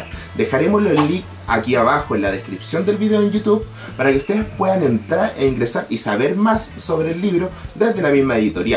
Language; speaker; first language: Spanish; native; Spanish